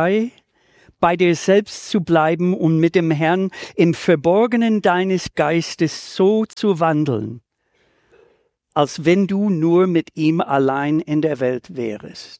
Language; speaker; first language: German; native; German